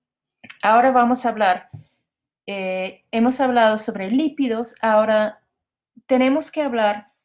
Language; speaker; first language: Spanish; non-native, fluent; English